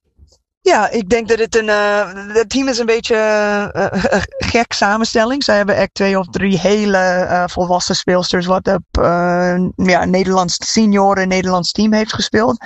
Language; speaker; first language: Dutch; non-native, fluent; English